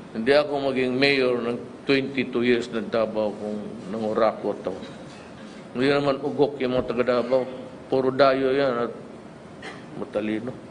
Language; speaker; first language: Filipino; non-native, local second language; Cebuano